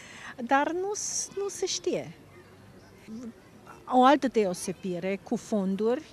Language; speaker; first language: Romanian; non-native, fluent; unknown